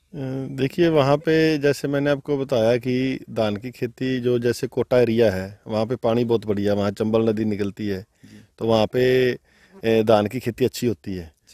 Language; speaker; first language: Hindi; non-native, local second language; Punjabi